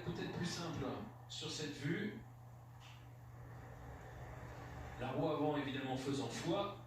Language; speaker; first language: French; native; French